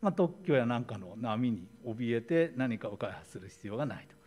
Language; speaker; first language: Japanese; native; Japanese